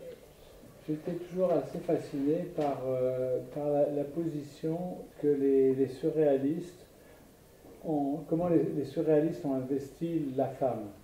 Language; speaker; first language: French; native; French